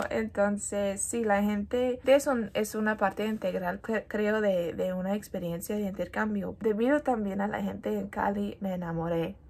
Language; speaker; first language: Spanish; non-native, fluent; English